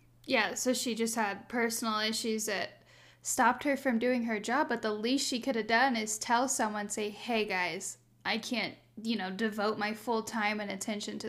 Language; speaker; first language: English; native; English